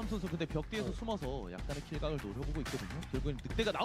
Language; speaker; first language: Korean; native; Korean